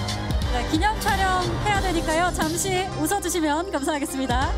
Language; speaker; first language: Korean; native; Korean